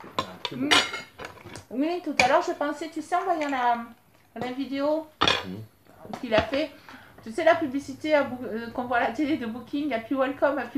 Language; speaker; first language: French; native; French